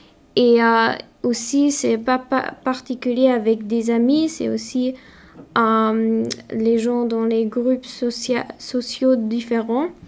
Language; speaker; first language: French; non-native, learner; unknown